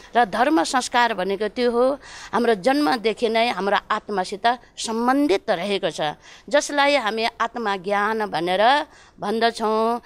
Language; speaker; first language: Nepali; non-native, local second language; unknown